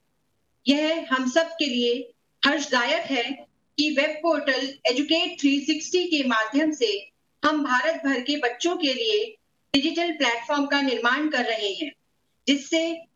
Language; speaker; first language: Hindi; native; Hindi